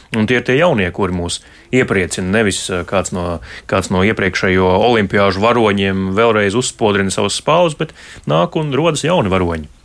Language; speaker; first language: Latvian; native; Latvian